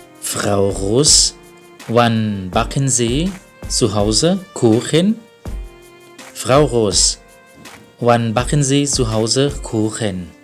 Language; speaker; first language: German; non-native, fluent; Thai